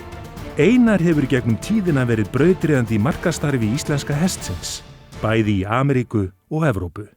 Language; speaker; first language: Icelandic; native; Icelandic